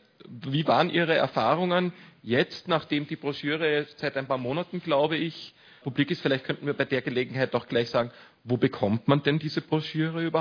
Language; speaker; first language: German; native; German